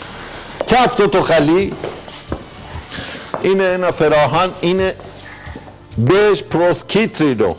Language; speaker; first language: Greek; non-native, learner; Persian